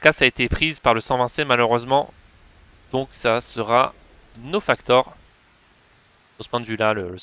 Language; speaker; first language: French; native; French